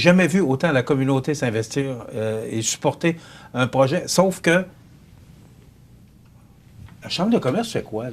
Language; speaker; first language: French; native; French